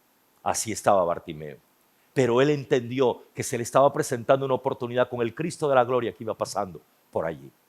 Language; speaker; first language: Spanish; native; Spanish